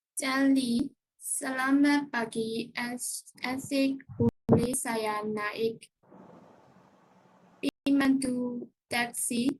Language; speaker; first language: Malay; non-native, learner; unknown